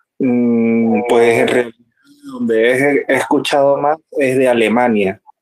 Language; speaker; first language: Spanish; native; Spanish